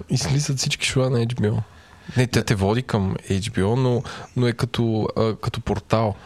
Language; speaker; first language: Bulgarian; native; Bulgarian